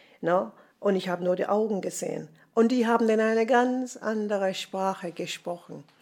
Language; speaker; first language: German; non-native, fluent; English